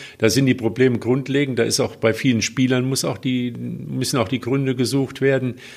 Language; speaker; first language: German; native; German